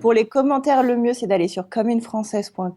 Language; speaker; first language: French; native; French